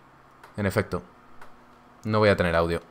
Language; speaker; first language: Spanish; native; Spanish